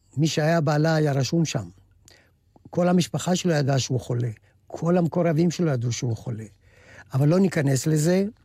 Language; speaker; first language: Hebrew; native; Hebrew